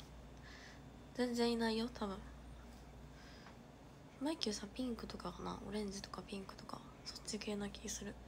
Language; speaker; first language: Japanese; native; Japanese